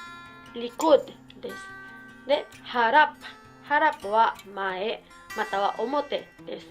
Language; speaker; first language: Japanese; non-native, fluent; Cebuano